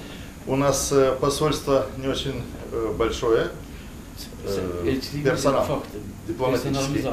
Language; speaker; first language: Russian; non-native, local second language; Romanian